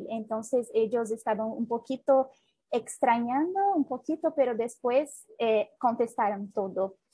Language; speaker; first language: Spanish; non-native, fluent; Portuguese